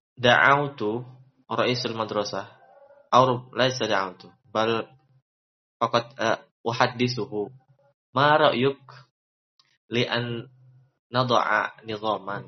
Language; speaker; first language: Arabic; non-native, fluent; Indonesian